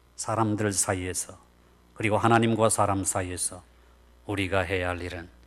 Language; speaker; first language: Korean; native; Korean